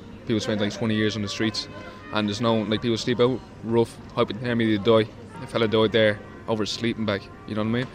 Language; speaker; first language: English; native; English